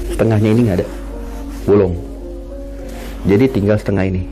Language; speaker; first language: Indonesian; native; Indonesian